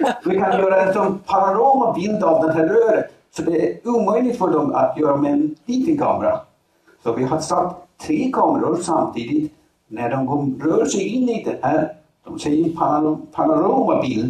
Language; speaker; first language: Swedish; non-native, fluent; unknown